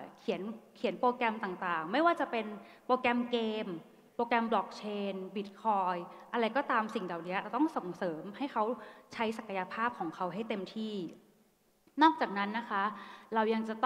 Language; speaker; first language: Thai; native; Thai